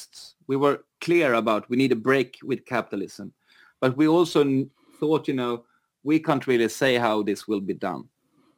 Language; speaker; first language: English; non-native, fluent; Swedish